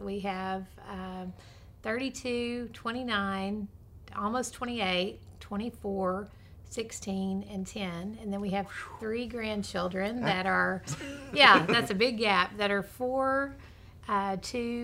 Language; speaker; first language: English; native; English